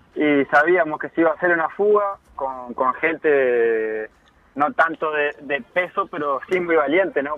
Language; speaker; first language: Spanish; native; Spanish